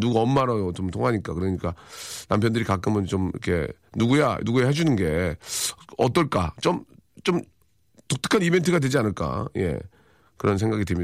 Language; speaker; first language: Korean; native; Korean